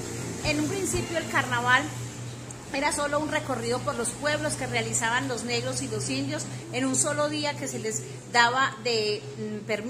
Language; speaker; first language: Spanish; native; Spanish